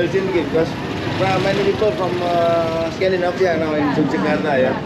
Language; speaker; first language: English; non-native, learner; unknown